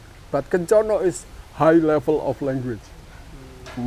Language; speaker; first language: English; non-native, learner; Indonesian